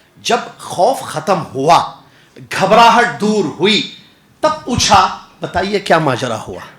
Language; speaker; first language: Urdu; native; Urdu